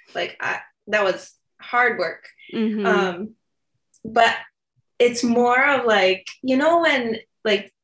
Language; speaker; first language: English; native; English